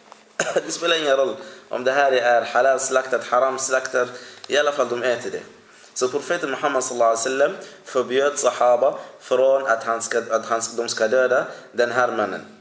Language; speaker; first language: Swedish; early bilingual, other home language; Arabic